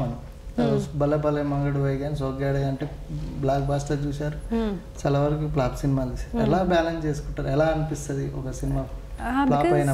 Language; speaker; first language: Telugu; native; Telugu